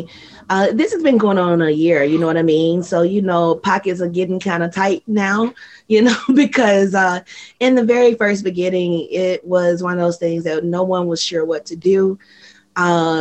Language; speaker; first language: English; native; English